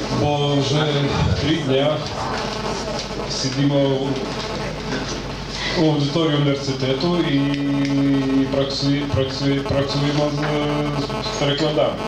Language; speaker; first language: Ukrainian; non-native, learner; Lithuanian